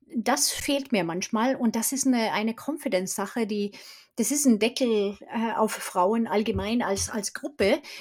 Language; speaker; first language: German; non-native, fluent; Swedish